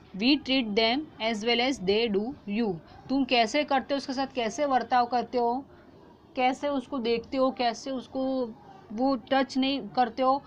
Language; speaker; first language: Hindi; non-native, local second language; Gujarati